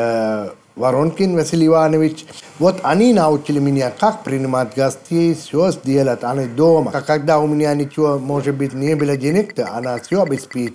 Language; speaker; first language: Russian; non-native, fluent; Sinhala